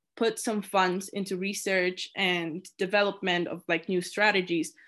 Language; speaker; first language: English; non-native, fluent; Polish